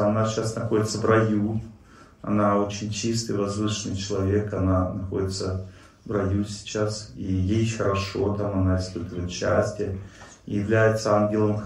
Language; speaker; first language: Russian; native; Russian